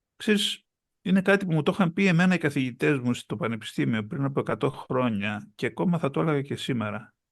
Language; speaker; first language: Greek; early bilingual, heritage; Greek